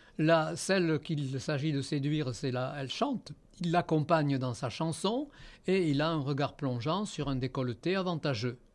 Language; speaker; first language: French; native; French